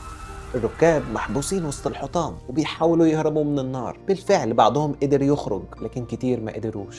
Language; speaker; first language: Arabic; native; Arabic